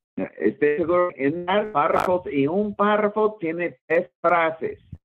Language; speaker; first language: Spanish; non-native, fluent; English